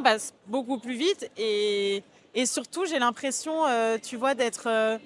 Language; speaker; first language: French; native; French